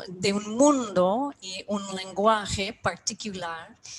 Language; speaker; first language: Spanish; non-native, fluent; English